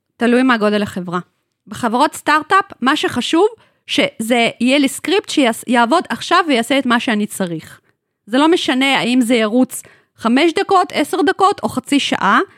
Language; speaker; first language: Hebrew; non-native, fluent; Russian